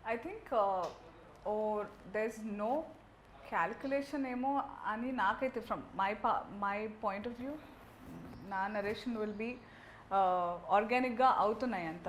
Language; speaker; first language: Telugu; native; Telugu